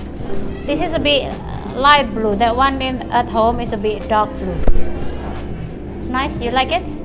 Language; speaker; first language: English; non-native, learner; Indonesian